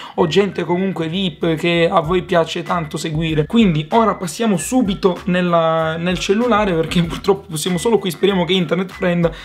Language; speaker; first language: Italian; native; Italian